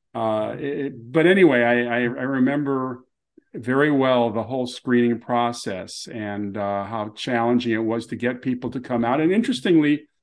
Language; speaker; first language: English; native; English